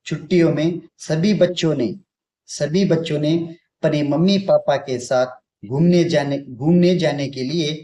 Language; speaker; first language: Hindi; non-native, local second language; Kannada